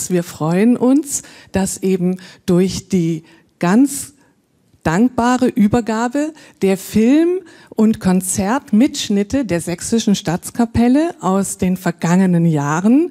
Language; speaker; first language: German; native; German